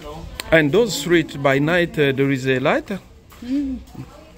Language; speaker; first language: English; non-native, learner; Lingala